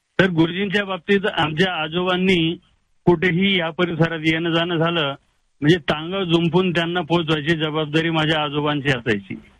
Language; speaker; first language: Marathi; native; Marathi